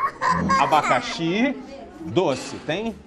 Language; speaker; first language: Portuguese; native; Portuguese